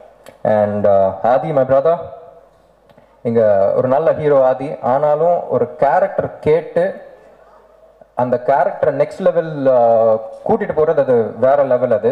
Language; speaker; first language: Tamil; non-native, local second language; Telugu